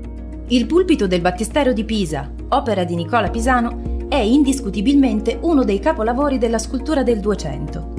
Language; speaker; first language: Italian; native; Italian